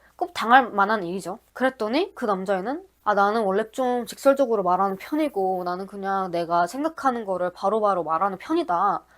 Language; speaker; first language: Korean; native; Korean